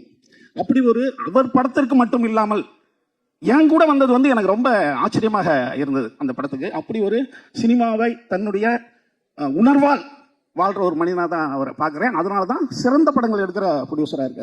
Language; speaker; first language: Tamil; native; Tamil